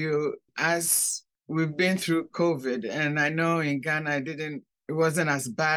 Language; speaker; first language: English; non-native, local second language; Akan